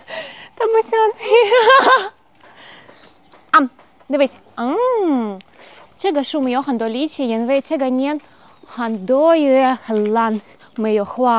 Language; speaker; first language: Chinese; non-native, learner; Ukrainian